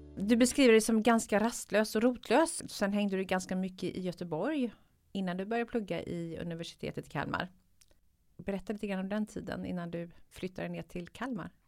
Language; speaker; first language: Swedish; native; Swedish